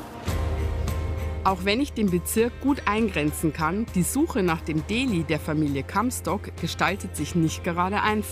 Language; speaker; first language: German; native; German